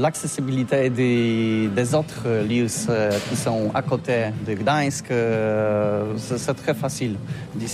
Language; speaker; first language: French; non-native, learner; Polish